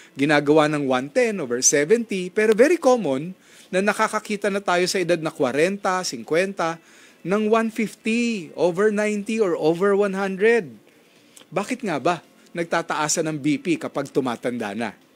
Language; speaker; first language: Filipino; non-native, local second language; Bikol